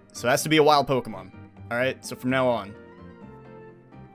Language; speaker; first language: English; native; English